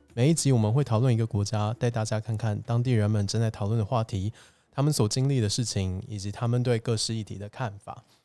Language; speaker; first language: Chinese; native; Chinese